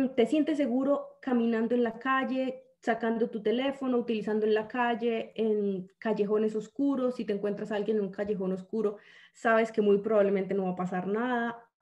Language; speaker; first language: Spanish; native; Spanish